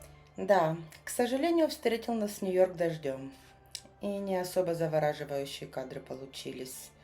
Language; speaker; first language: Russian; native; Russian